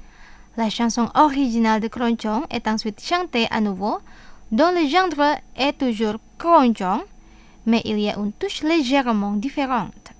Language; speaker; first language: French; non-native, fluent; Indonesian